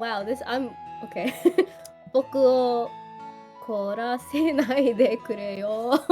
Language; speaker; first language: Japanese; non-native, learner; English